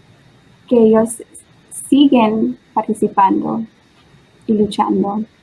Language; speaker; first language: Spanish; early bilingual, heritage; Spanish